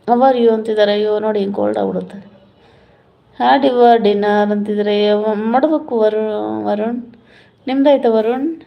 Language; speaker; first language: Kannada; non-native, local second language; Malayalam